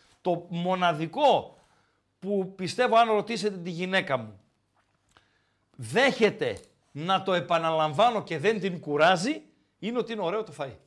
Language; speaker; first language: Greek; native; Greek